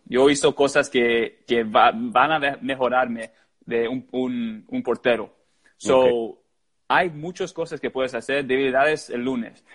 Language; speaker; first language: Spanish; early bilingual, heritage; Spanish